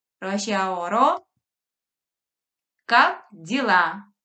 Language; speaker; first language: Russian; non-native, fluent; Korean